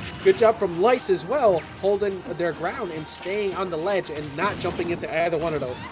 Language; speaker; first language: English; native; English